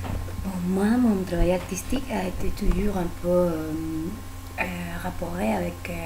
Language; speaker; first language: French; non-native, learner; Spanish